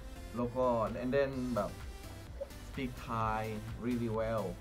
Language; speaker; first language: English; non-native, fluent; Indonesian